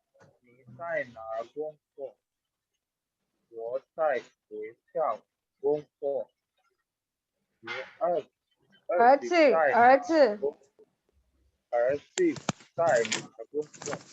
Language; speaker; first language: Chinese; non-native, learner; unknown